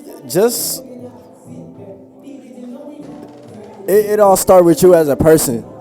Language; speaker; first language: English; native; English